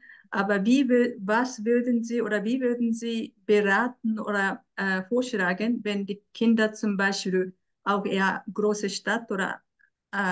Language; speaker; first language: German; non-native, fluent; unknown